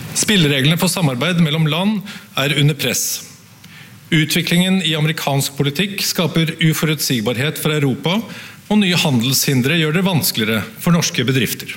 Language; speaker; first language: Norwegian; native; Norwegian